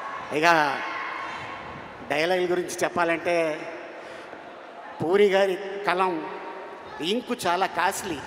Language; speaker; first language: Telugu; native; Telugu